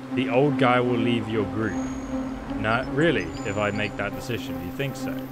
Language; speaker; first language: English; native; English